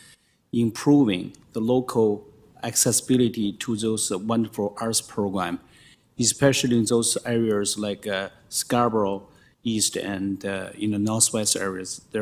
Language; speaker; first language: English; non-native, fluent; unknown